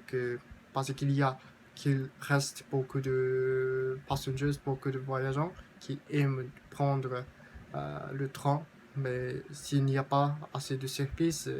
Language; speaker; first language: French; non-native, learner; Japanese